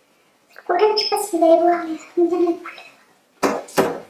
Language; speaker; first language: French; native; French